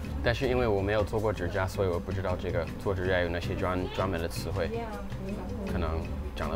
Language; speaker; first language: Chinese; non-native, fluent; English